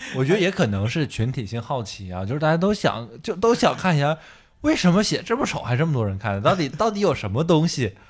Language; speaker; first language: Chinese; native; Chinese